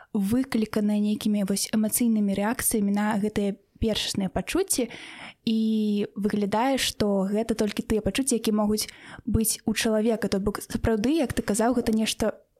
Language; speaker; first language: Belarusian; non-native, local second language; Russian